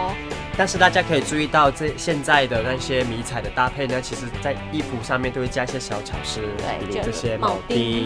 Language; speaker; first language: Chinese; native; Chinese